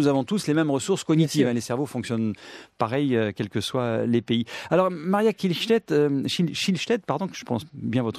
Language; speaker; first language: French; native; French